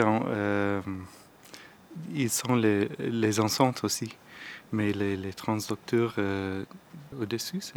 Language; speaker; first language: French; non-native, learner; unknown